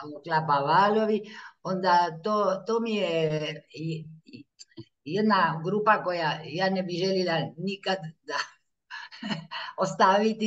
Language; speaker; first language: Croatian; early bilingual, heritage; Croatian